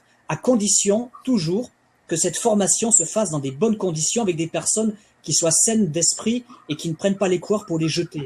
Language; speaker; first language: French; native; French